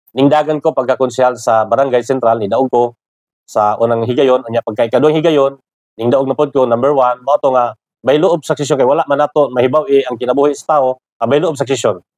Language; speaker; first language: Cebuano; non-native, local second language; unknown